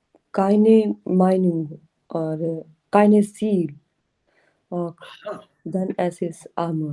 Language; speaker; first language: German; non-native, learner; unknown